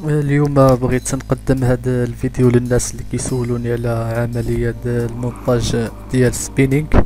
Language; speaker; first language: Arabic; native; Arabic